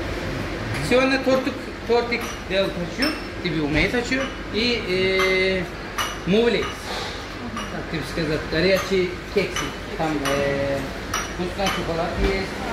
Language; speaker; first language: Russian; non-native, learner; Turkish